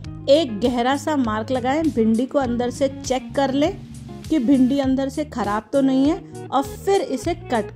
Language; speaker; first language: Hindi; native; Hindi